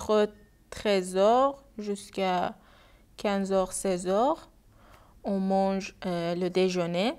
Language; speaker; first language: French; non-native, learner; Persian